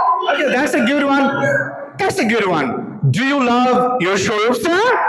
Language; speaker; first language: English; non-native, local second language; Bangla